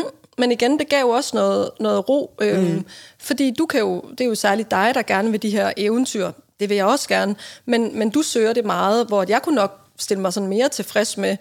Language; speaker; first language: Danish; native; Danish